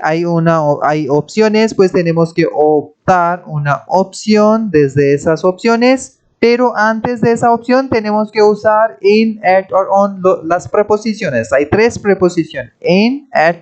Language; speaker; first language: Spanish; non-native, fluent; Hindi